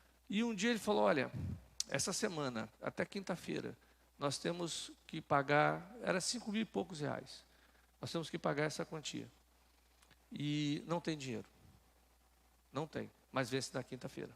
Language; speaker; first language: Portuguese; native; Portuguese